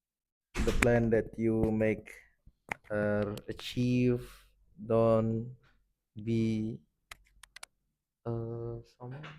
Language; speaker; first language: English; non-native, learner; Indonesian